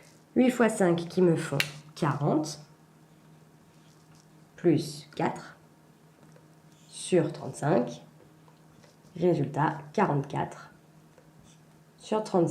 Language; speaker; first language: French; native; French